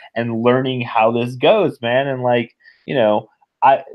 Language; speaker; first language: English; native; English